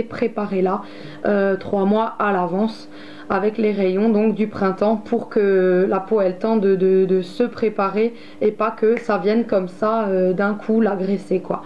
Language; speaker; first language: French; native; French